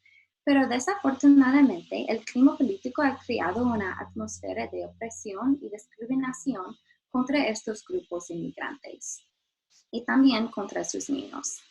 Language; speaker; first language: Spanish; non-native, learner; English